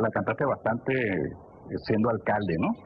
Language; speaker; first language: Spanish; native; Spanish